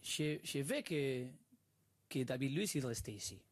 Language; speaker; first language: French; non-native, learner; Spanish